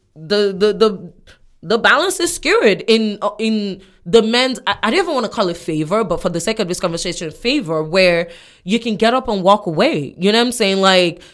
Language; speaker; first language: English; non-native, local second language; Yoruba